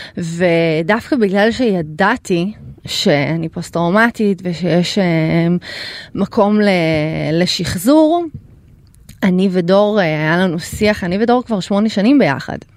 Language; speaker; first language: Hebrew; early bilingual, other home language; Russian